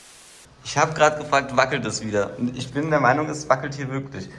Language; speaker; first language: German; native; German